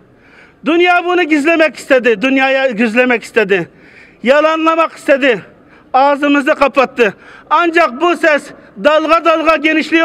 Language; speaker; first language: Turkish; non-native, fluent; Uyghur